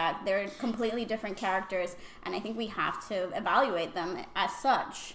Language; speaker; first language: English; non-native, fluent; Spanish